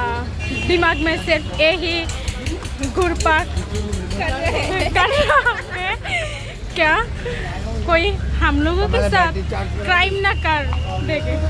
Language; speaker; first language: Hindi; non-native, learner; Bangla